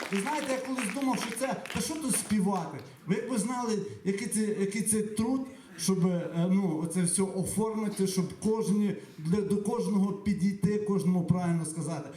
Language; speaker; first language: Ukrainian; native; Ukrainian